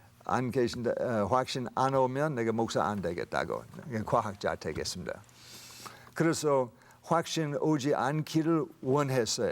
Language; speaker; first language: Korean; non-native, fluent; English